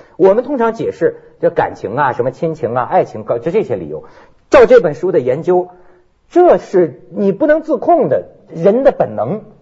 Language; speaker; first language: Chinese; native; Chinese